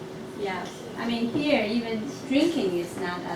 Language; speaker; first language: English; non-native, local second language; Chinese